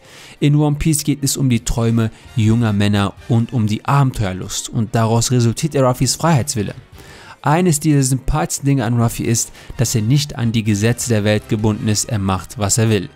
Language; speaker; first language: German; native; German